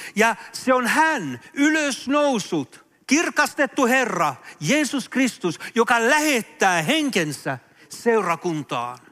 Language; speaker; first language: Finnish; early bilingual, heritage; Finnish